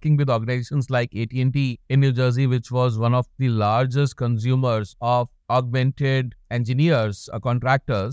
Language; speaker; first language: English; non-native, local second language; Hindi